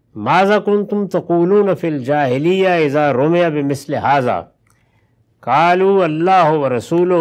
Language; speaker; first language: Urdu; non-native, local second language; Punjabi